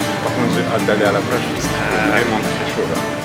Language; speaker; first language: French; native; French